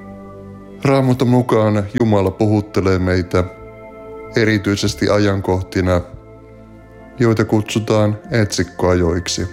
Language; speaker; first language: Finnish; native; Finnish